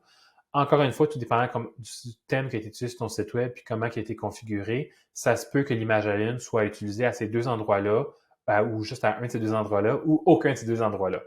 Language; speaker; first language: French; native; French